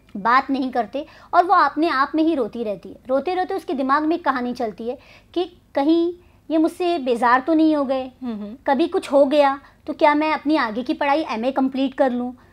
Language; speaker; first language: Hindi; non-native, local second language; Urdu